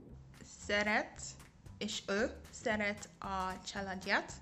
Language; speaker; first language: Hungarian; non-native, learner; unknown